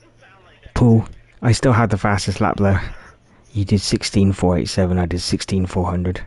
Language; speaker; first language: English; native; English